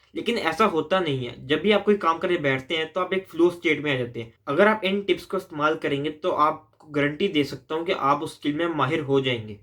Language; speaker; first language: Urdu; native; Urdu